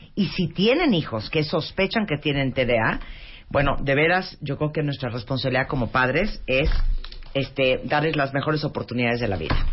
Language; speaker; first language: Spanish; early bilingual, other home language; English